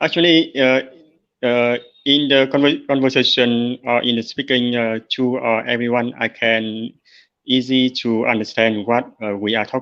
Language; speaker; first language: English; non-native, learner; Vietnamese